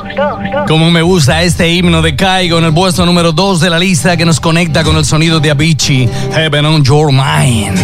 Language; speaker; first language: Spanish; native; Spanish